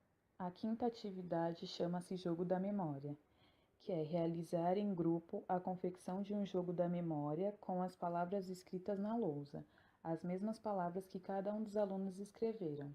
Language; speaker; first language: Portuguese; native; Portuguese